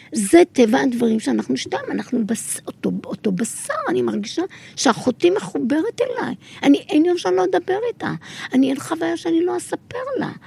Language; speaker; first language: Hebrew; early bilingual, other home language; Arabic